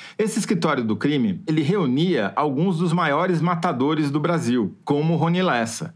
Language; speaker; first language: Portuguese; native; Portuguese